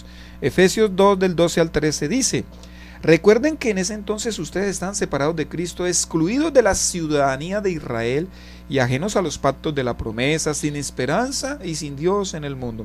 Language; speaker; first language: Spanish; native; Spanish